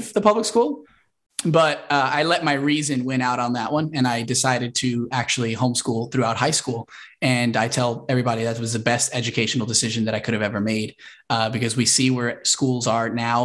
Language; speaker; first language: English; native; English